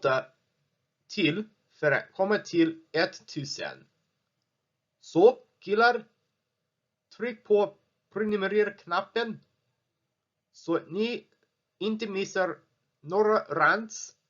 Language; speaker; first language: Swedish; non-native, learner; English